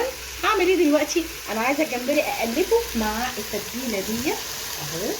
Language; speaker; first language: Arabic; native; Arabic